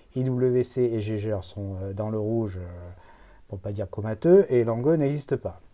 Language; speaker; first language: French; native; French